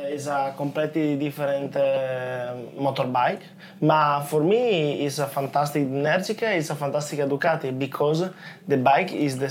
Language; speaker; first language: English; non-native, learner; Italian